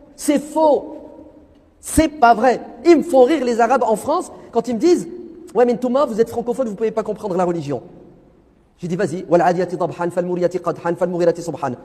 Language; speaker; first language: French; early bilingual, other home language; Kabyle